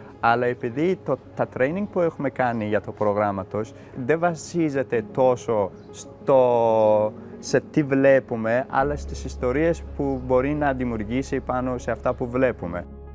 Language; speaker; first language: Greek; non-native, fluent; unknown